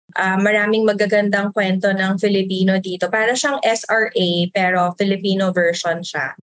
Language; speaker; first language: Filipino; early bilingual, other home language; Waray